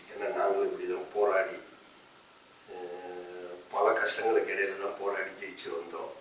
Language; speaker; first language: Tamil; native; Tamil